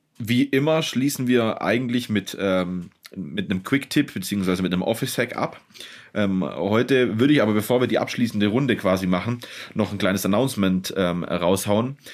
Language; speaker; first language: German; native; German